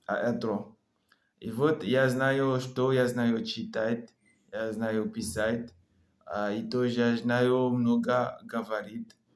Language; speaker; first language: Russian; non-native, learner; French